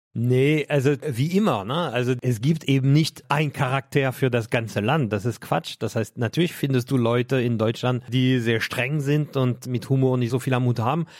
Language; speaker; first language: German; non-native, fluent; French